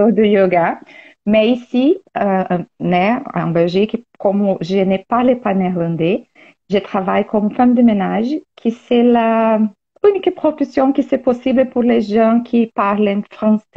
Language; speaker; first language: French; non-native, learner; Portuguese